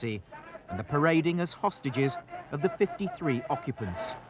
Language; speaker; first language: English; native; English